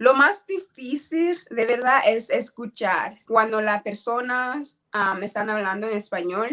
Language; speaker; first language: Spanish; non-native, learner; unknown